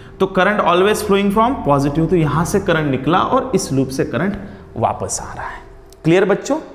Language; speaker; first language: Hindi; non-native, local second language; Marathi